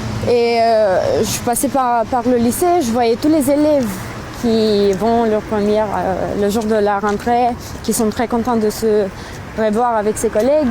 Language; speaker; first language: French; early bilingual, other home language; Romanian